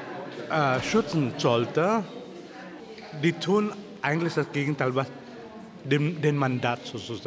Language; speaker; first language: German; non-native, fluent; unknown